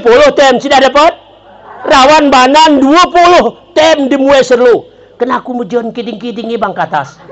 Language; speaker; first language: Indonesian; non-native, local second language; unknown